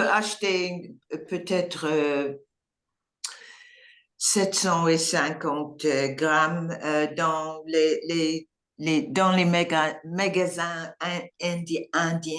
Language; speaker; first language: French; non-native, learner; English